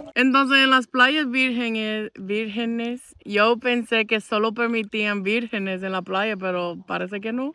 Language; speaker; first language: Spanish; non-native, fluent; English